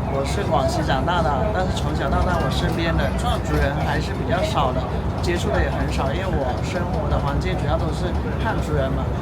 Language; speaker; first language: Chinese; native; Chinese